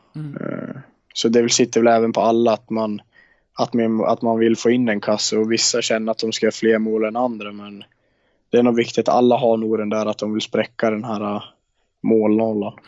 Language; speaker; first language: Swedish; native; Swedish